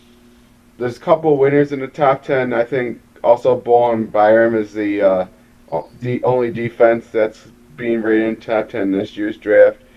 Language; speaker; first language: English; native; English